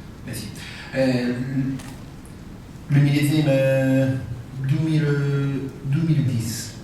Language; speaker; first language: French; non-native, fluent; Japanese